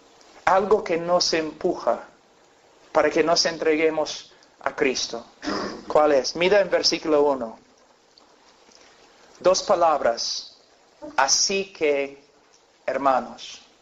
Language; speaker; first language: Spanish; non-native, fluent; English